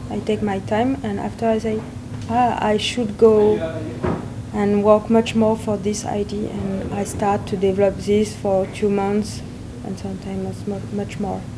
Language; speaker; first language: English; non-native, learner; French